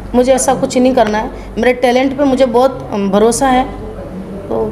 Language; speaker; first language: Hindi; native; Hindi